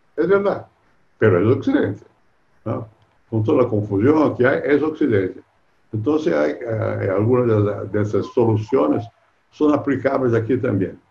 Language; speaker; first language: Spanish; non-native, fluent; Portuguese